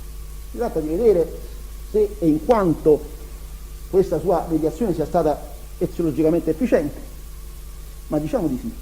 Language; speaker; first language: Italian; native; Italian